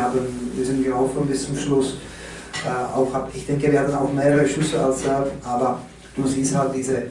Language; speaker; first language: German; non-native, learner; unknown